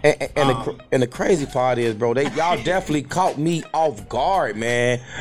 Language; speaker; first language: English; native; English